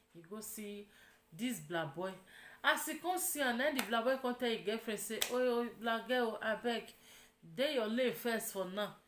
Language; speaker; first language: Nigerian Pidgin; non-native, local second language; Yoruba